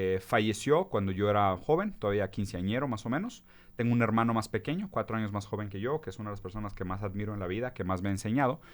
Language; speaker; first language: Spanish; early bilingual, other home language; Portuguese